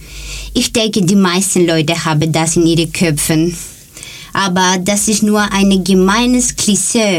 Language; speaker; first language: German; non-native, learner; Greek